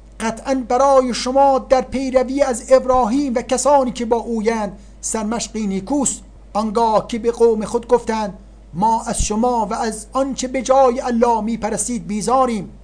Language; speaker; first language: Persian; native; Persian